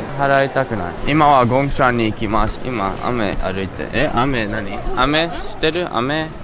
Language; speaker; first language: Japanese; non-native, learner; English